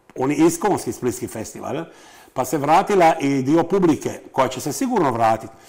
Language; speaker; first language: Croatian; native; Croatian